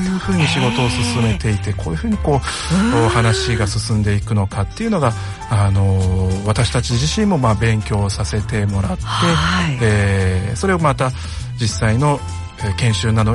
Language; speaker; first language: Japanese; native; Japanese